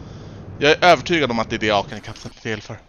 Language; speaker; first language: Swedish; native; Swedish